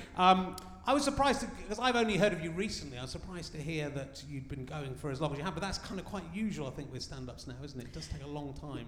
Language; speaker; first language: English; native; English